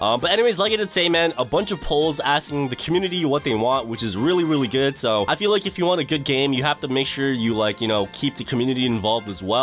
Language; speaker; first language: English; native; English